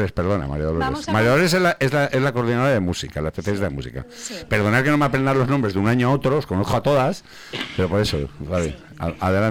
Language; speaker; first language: Spanish; native; Spanish